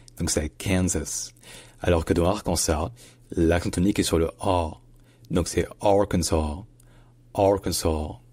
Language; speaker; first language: French; native; French